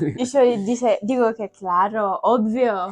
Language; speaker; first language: Spanish; non-native, fluent; Ukrainian